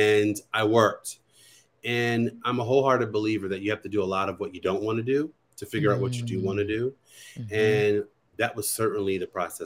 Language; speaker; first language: English; native; English